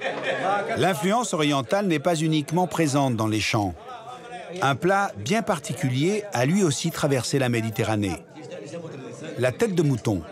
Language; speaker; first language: French; native; French